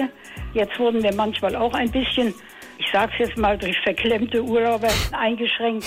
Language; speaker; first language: German; native; German